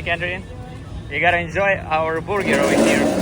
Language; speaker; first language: English; non-native, fluent; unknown